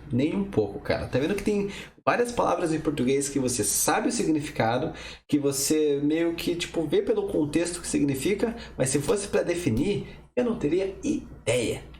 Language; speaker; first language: Portuguese; native; Portuguese